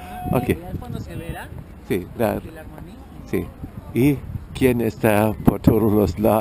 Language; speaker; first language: Spanish; non-native, fluent; German